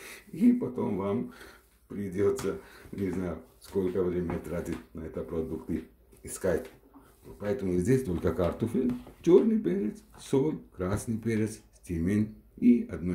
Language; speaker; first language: Russian; non-native, learner; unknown